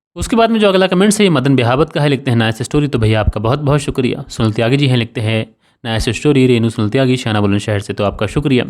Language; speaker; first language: Hindi; native; Hindi